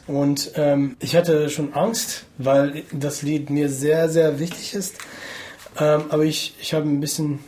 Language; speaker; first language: German; non-native, fluent; English